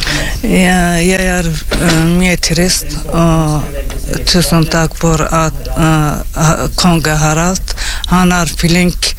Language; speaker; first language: Norwegian; non-native, learner; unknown